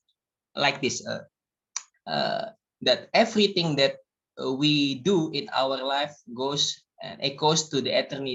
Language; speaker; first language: English; non-native, learner; Indonesian